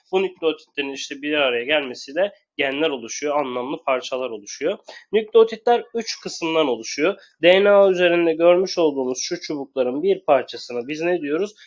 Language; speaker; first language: Turkish; native; Turkish